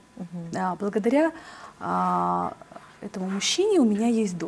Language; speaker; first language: Russian; native; Russian